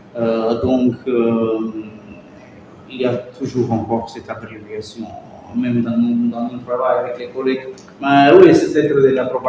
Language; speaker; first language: French; non-native, fluent; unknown